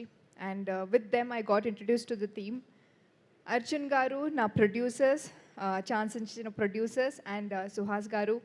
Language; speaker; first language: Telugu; non-native, fluent; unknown